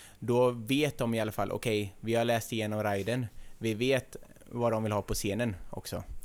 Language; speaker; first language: Swedish; native; Swedish